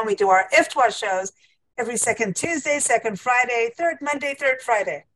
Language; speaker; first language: English; native; English